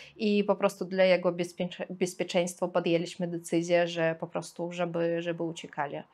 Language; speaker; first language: Polish; non-native, fluent; Russian